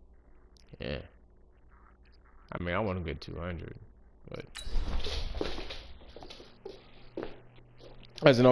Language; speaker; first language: English; native; English